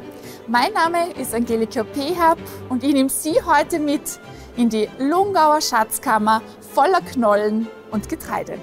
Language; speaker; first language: German; native; German